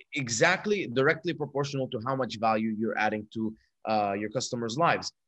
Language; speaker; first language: English; non-native, fluent; Arabic